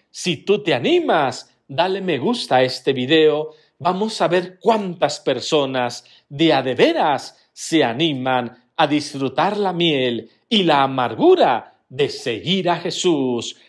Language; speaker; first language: Spanish; native; Spanish